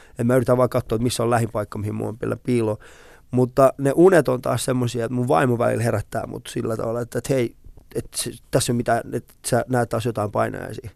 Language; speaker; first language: Finnish; early bilingual, other home language; Persian